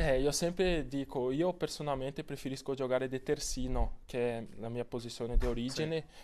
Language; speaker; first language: Italian; non-native, learner; Portuguese